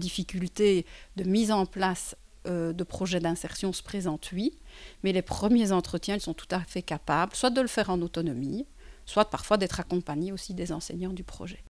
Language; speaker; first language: French; native; French